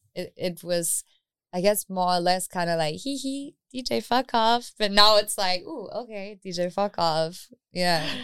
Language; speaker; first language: English; native; English